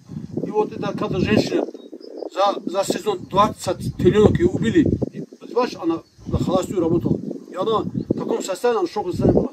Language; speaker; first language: Russian; non-native, local second language; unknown